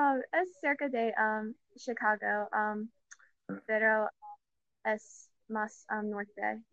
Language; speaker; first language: Spanish; non-native, learner; English